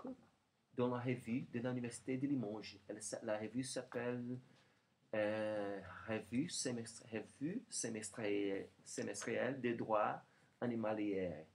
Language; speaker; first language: French; non-native, learner; Portuguese